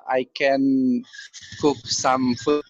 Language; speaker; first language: English; non-native, learner; Indonesian